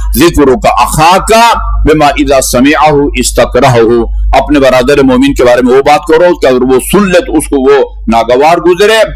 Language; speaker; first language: Urdu; non-native, local second language; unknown